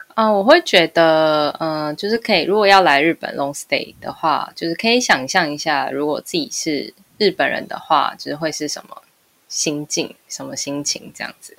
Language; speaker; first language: Chinese; native; Chinese